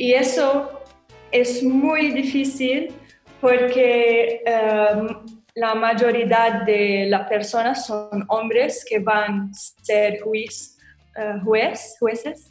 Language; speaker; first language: Spanish; non-native, learner; Arabic